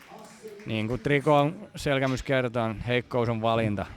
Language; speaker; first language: Finnish; native; Finnish